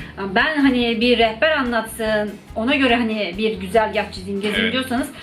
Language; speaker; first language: Turkish; native; Turkish